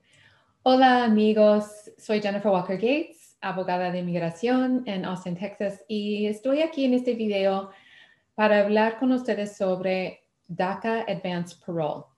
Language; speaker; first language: Spanish; non-native, fluent; English